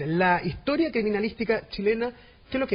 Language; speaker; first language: Spanish; native; Spanish